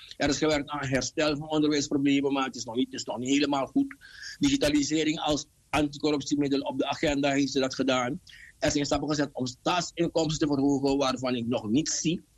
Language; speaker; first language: Dutch; native; Dutch